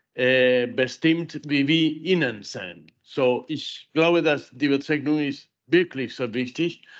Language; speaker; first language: German; non-native, fluent; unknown